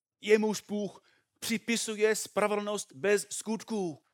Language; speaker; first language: Czech; non-native, fluent; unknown